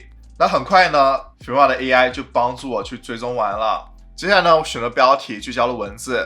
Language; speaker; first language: Chinese; native; Chinese